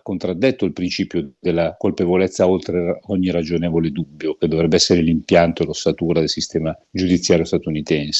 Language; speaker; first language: Italian; native; Italian